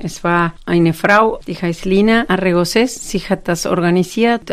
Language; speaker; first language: German; non-native, fluent; Spanish